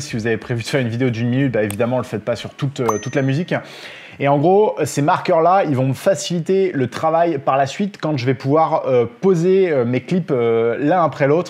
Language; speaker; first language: French; native; French